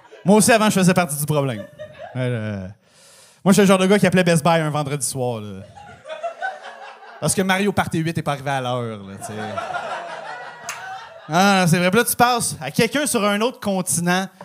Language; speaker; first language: French; native; French